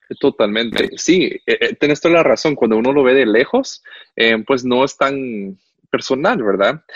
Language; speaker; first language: Spanish; non-native, fluent; English